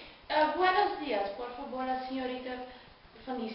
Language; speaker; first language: Spanish; non-native, learner; Dutch